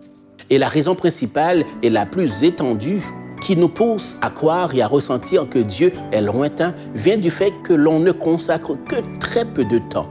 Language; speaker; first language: French; native; French